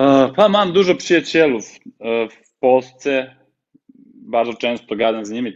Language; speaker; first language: Polish; non-native, fluent; Serbian